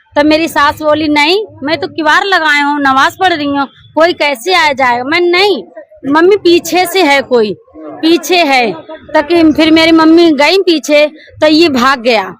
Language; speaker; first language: Hindi; native; Hindi